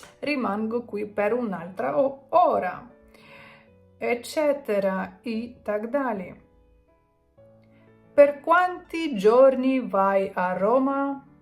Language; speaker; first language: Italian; non-native, fluent; Ukrainian